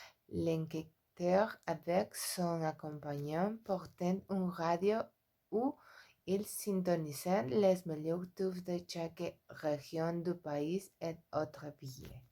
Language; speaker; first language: French; non-native, learner; Spanish